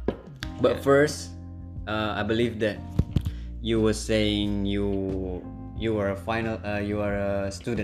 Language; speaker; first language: English; non-native, fluent; Indonesian